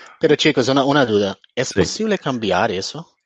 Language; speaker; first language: Spanish; non-native, fluent; Portuguese